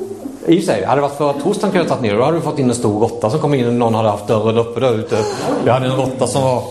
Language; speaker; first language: Swedish; native; Swedish